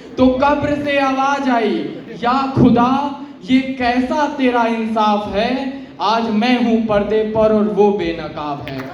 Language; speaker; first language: Hindi; native; Hindi